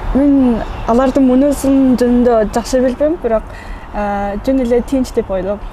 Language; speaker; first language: Kyrgyz; non-native, learner; Mongolian